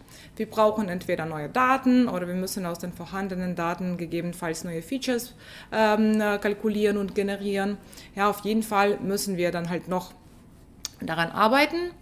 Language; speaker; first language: German; non-native, fluent; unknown